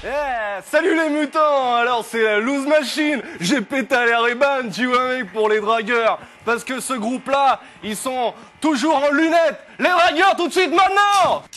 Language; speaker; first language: French; native; French